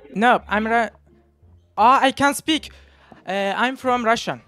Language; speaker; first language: English; non-native, learner; Turkish